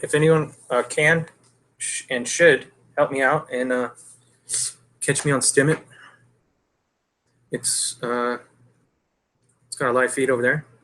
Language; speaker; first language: English; native; English